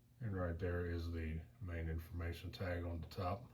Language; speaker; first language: English; native; English